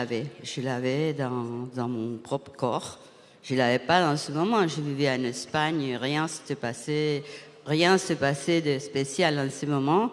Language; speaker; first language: French; non-native, fluent; Spanish